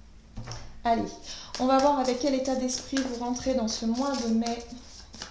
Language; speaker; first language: French; native; French